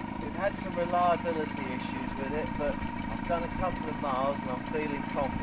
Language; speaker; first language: English; native; English